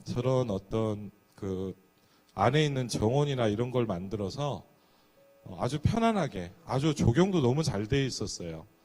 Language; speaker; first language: Korean; native; Korean